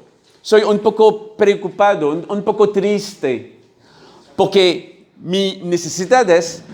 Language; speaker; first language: Spanish; non-native, learner; French